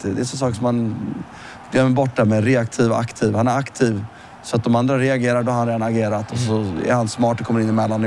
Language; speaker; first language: Swedish; native; Swedish